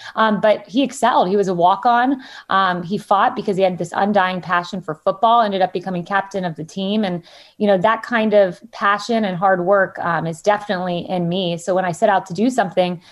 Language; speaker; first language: English; native; English